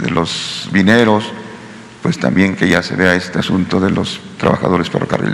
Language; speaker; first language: Spanish; native; Spanish